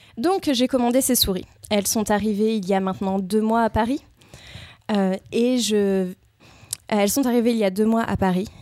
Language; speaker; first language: French; native; French